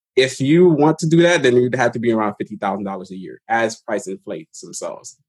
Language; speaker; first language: English; early bilingual, other home language; Haitian Creole